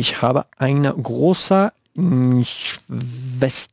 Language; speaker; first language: German; non-native, learner; Spanish